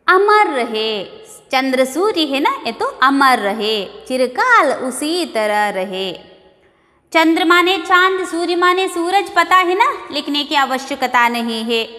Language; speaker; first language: Hindi; non-native, local second language; Kannada